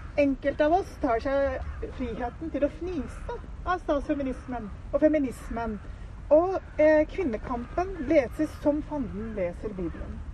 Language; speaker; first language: Norwegian; early bilingual, other home language; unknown